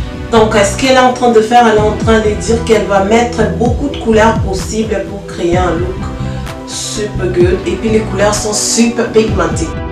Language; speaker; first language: French; non-native, local second language; Lingala